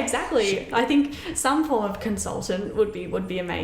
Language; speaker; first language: English; native; English